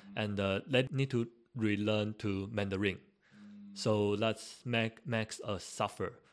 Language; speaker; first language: English; non-native, learner; Chinese